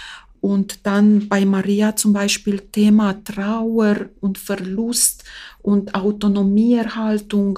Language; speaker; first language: German; non-native, fluent; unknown